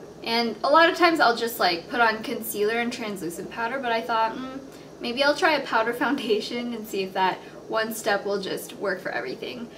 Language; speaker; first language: English; native; English